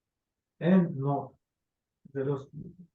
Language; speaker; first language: Hebrew; non-native, learner; Russian